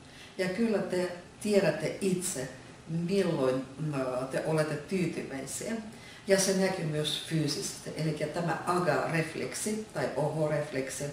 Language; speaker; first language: Finnish; non-native, fluent; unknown